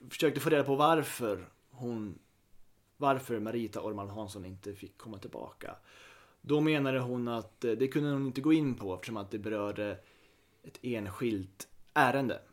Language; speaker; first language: Swedish; native; Swedish